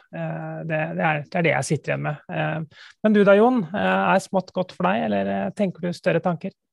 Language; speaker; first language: Norwegian; native; Norwegian